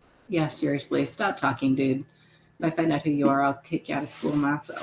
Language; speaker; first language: English; native; English